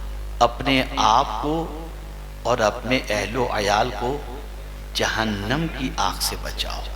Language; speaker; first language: Urdu; native; Urdu